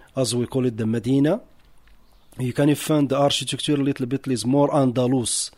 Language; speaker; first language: English; non-native, learner; Arabic